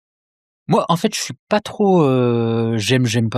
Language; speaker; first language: French; native; French